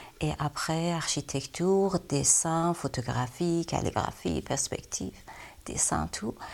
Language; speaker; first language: French; non-native, learner; Persian